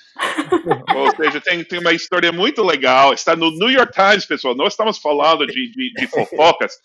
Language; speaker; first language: Portuguese; non-native, fluent; English